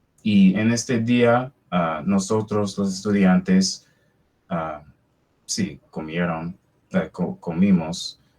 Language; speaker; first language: Spanish; non-native, fluent; English